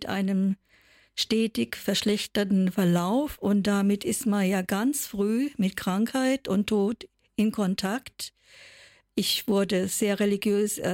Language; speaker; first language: German; native; German